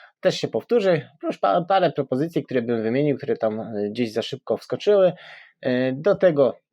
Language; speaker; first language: Polish; native; Polish